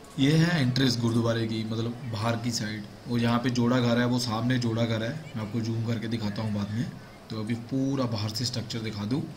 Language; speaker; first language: Hindi; non-native, local second language; Punjabi